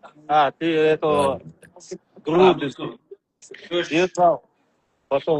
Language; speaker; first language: Russian; non-native, learner; Uzbek